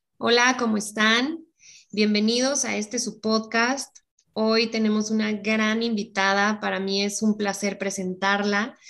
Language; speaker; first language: Spanish; native; Spanish